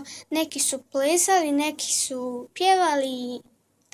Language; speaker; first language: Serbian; early bilingual, heritage; Serbian